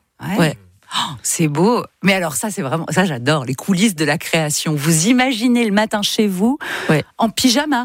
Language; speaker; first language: French; native; French